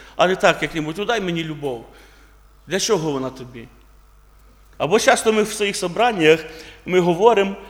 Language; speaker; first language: Ukrainian; non-native, local second language; Russian